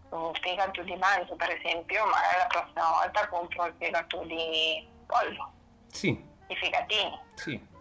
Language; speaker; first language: Italian; non-native, fluent; German